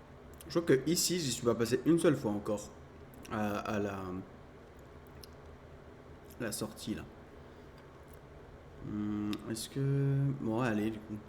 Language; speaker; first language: French; native; French